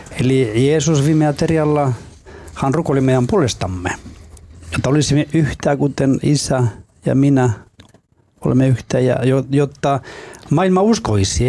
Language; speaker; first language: Finnish; non-native, fluent; Spanish